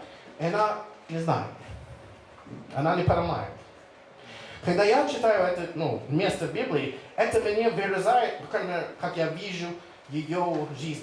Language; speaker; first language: Russian; non-native, fluent; English